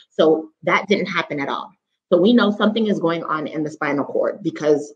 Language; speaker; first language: English; native; English